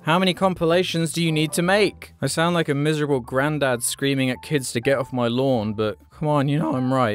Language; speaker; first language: English; native; English